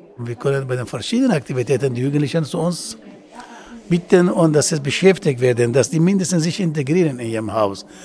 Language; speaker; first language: German; non-native, learner; Persian